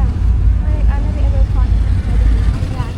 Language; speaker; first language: English; non-native, learner; Vietnamese